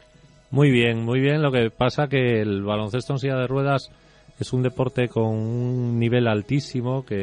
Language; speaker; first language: Spanish; native; Spanish